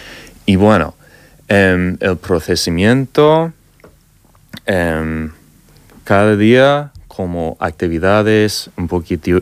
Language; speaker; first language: Spanish; non-native, learner; English